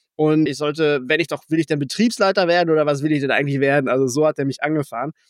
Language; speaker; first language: German; native; German